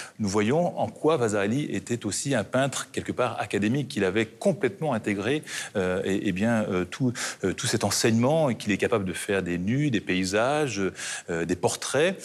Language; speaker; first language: French; native; French